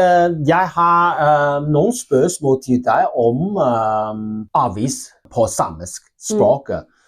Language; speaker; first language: Norwegian; non-native, learner; Welsh